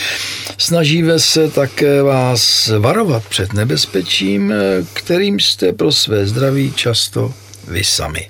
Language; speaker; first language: Czech; native; Czech